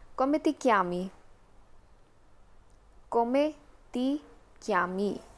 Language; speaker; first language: Italian; non-native, fluent; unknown